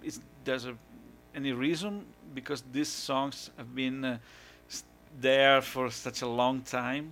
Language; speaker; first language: English; non-native, fluent; Italian